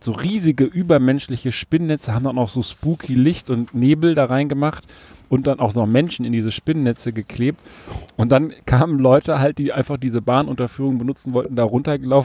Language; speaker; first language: German; native; German